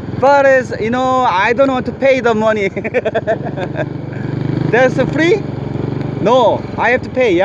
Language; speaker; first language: English; non-native, learner; Korean